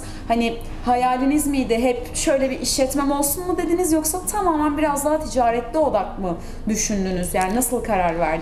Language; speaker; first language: Turkish; native; Turkish